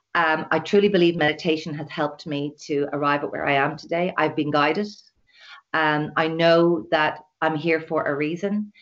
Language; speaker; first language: English; native; English